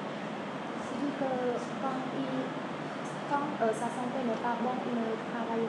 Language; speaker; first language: French; non-native, learner; Khmer